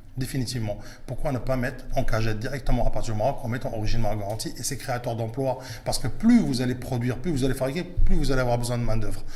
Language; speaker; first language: French; early bilingual, other home language; Arabic